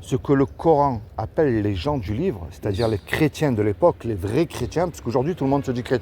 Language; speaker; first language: French; native; French